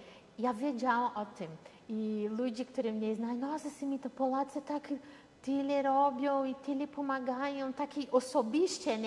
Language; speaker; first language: Polish; early bilingual, heritage; Portuguese